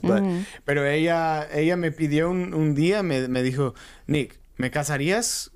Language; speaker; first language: Spanish; non-native, fluent; English